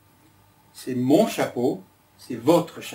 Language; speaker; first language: French; native; French